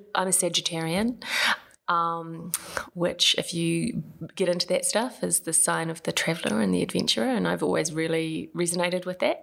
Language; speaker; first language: English; native; English